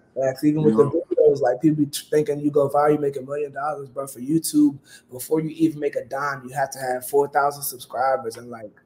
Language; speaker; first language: English; native; English